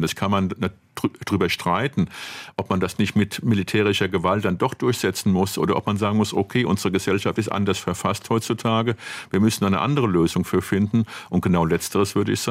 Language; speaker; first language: German; native; German